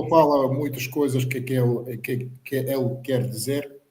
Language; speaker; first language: Portuguese; non-native, learner; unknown